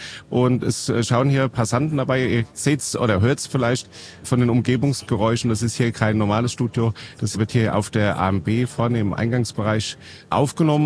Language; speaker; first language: German; native; German